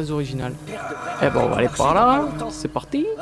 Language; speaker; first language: French; native; French